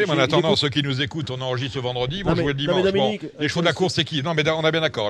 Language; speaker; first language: French; native; French